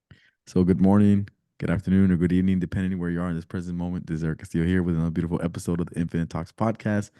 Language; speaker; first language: English; early bilingual, other home language; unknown